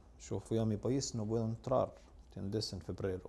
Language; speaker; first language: Spanish; non-native, learner; Arabic